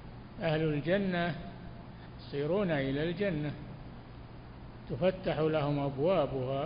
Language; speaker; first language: Arabic; native; Arabic